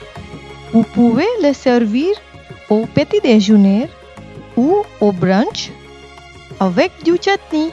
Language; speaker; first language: French; non-native, fluent; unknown